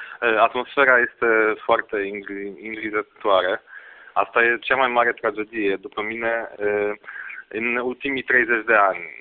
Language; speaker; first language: Romanian; non-native, fluent; Polish